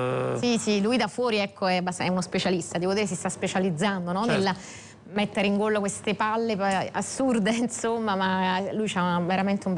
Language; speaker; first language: Italian; native; Italian